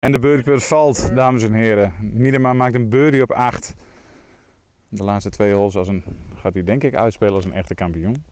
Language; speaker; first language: Dutch; native; Dutch